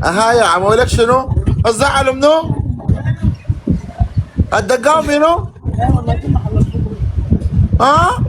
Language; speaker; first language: Arabic; native; Arabic